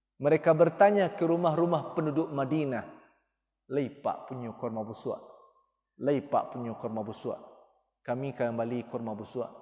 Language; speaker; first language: Malay; non-native, local second language; Minangkabau